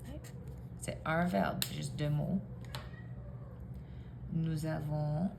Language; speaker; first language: French; non-native, fluent; English